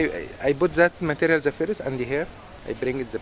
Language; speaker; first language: English; non-native, learner; Arabic